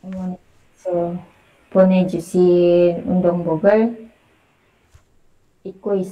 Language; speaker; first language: Korean; non-native, learner; Indonesian